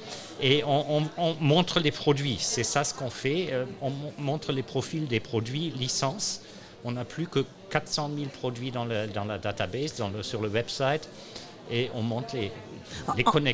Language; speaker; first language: French; non-native, learner; German